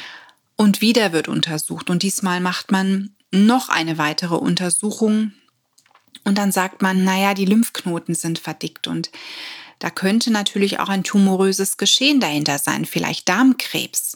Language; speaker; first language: German; native; German